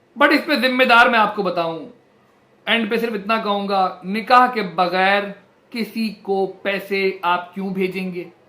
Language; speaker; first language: Urdu; non-native, local second language; Punjabi